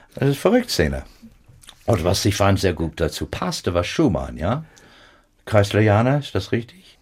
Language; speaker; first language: German; non-native, fluent; English